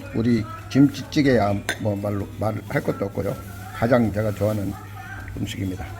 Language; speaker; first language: Korean; native; Korean